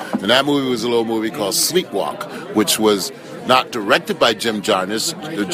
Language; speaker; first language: English; native; English